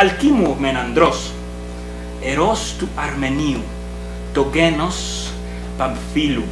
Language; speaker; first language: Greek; non-native, fluent; Spanish